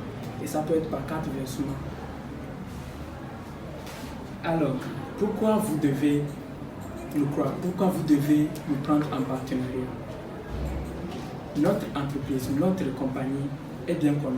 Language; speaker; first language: French; non-native, fluent; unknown